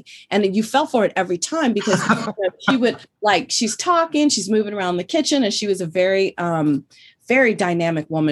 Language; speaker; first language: English; native; English